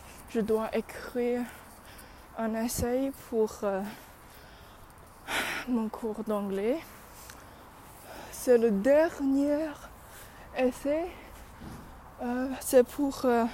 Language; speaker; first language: French; non-native, learner; Chinese